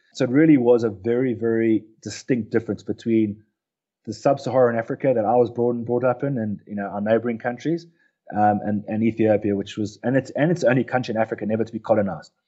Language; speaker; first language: English; native; English